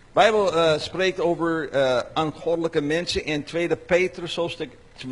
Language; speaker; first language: Dutch; non-native, learner; English